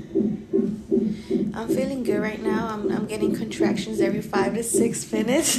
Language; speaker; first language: English; early bilingual, other home language; Spanish